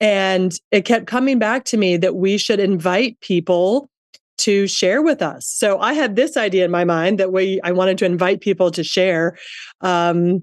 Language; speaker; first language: English; native; English